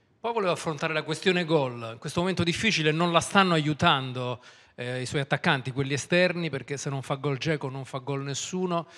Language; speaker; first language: Italian; native; Italian